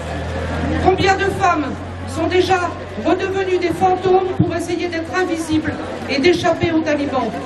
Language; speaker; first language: French; native; French